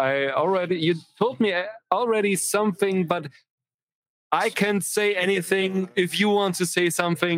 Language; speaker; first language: English; non-native, fluent; German